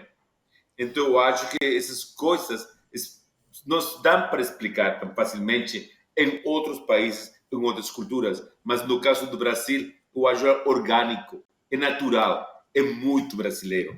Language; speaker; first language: Portuguese; non-native, fluent; Spanish